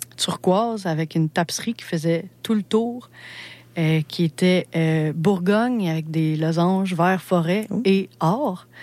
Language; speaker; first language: French; native; French